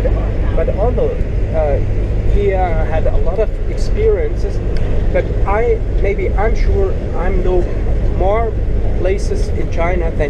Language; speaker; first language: English; non-native, fluent; German